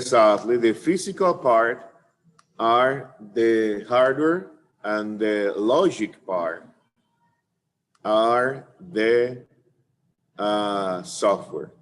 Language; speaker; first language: English; non-native, fluent; Spanish